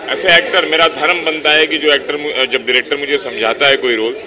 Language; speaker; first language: Hindi; native; Hindi